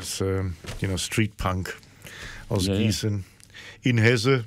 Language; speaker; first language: German; non-native, fluent; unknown